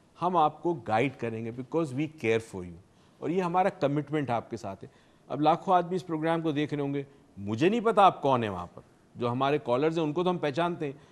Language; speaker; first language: Urdu; native; Urdu